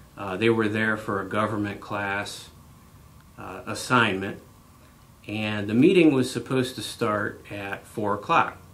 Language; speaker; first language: English; native; English